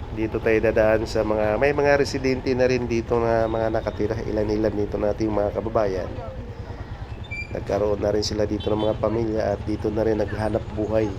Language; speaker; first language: Filipino; native; Filipino